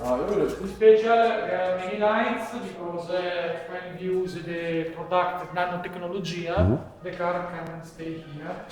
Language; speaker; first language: English; non-native, learner; Italian